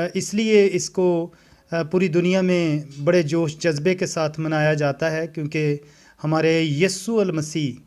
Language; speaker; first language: Urdu; non-native, local second language; Punjabi